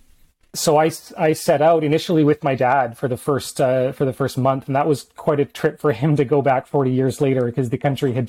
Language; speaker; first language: English; native; English